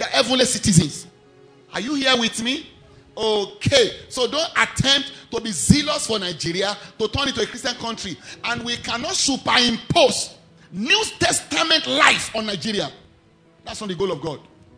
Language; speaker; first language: English; non-native, local second language; Yoruba